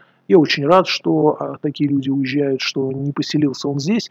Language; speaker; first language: Russian; native; Russian